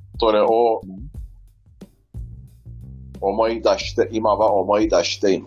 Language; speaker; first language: Japanese; non-native, learner; Persian